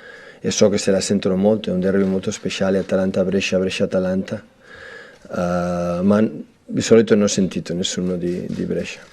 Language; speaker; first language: Italian; non-native, fluent; Catalan